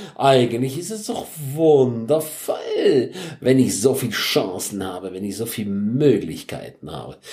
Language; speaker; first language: German; non-native, local second language; Romansh